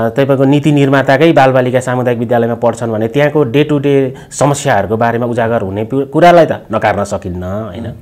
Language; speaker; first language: Nepali; native; Nepali